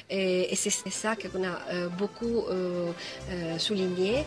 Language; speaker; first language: French; non-native, fluent; Italian